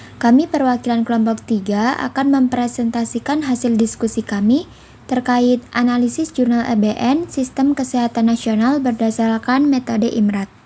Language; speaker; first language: Indonesian; native; Indonesian